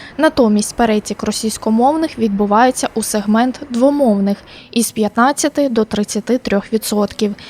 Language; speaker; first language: Ukrainian; native; Ukrainian